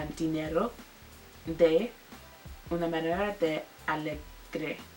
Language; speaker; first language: Spanish; non-native, learner; English